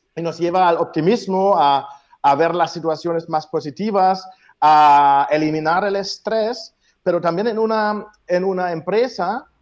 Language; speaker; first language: Spanish; non-native, fluent; German